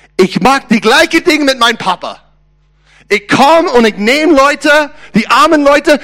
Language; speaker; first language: German; non-native, learner; English